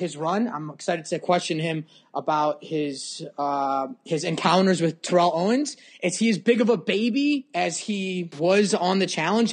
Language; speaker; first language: English; native; English